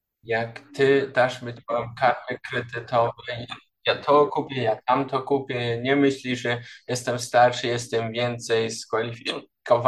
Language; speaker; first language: Polish; non-native, learner; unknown